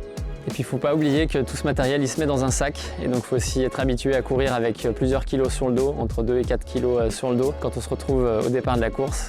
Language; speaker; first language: French; native; French